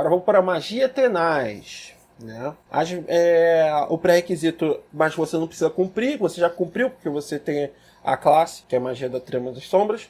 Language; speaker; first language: Portuguese; native; Portuguese